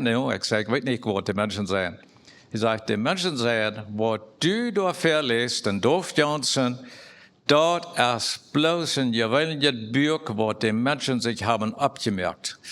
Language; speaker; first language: German; non-native, learner; Plautdietsch